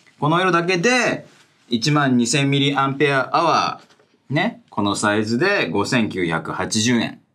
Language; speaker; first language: Japanese; native; Japanese